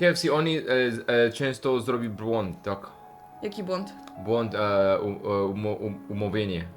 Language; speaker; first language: Polish; non-native, learner; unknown